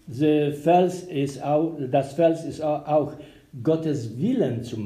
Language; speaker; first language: German; non-native, learner; Polish